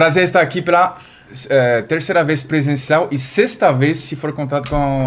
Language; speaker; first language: Portuguese; non-native, fluent; French